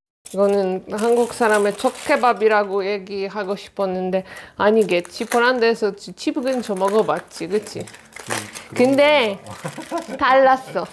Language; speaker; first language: Korean; non-native, learner; Polish